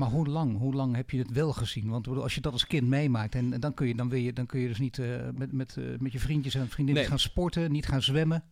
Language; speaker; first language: Dutch; native; Dutch